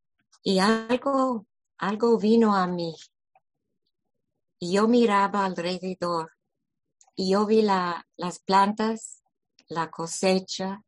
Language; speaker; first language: Spanish; non-native, fluent; English